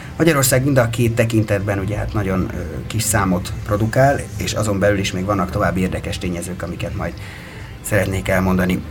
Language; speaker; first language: Hungarian; native; Hungarian